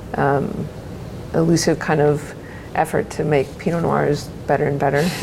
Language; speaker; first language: English; native; English